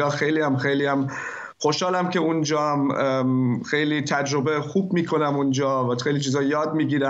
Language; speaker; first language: Persian; early bilingual, heritage; German